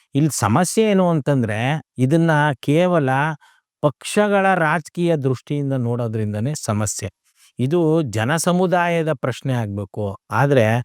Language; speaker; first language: Kannada; native; Kannada